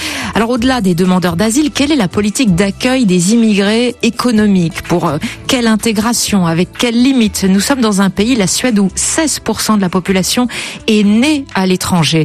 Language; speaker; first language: French; native; French